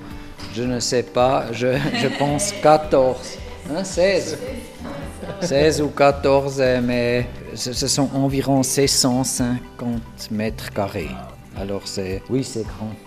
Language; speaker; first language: French; non-native, fluent; German